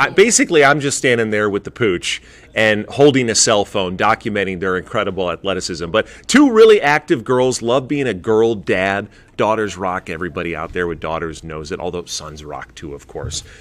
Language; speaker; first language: English; native; English